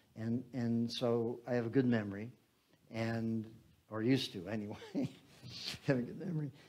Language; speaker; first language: English; native; English